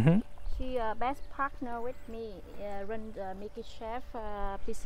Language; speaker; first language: English; non-native, fluent; Vietnamese